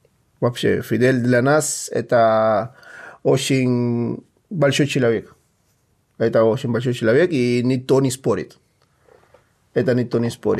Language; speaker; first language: Russian; non-native, fluent; Spanish